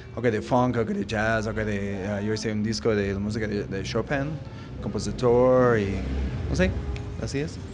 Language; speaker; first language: Spanish; non-native, learner; English